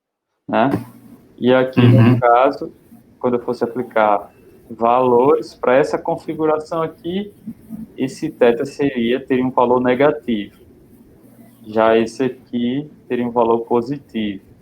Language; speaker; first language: Portuguese; native; Portuguese